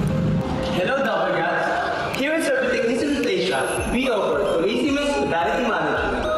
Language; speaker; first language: English; non-native, local second language; Filipino